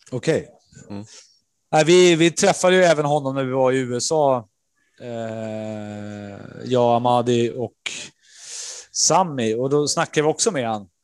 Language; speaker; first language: Swedish; early bilingual, other home language; Spanish